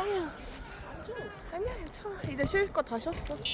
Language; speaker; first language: Korean; native; Korean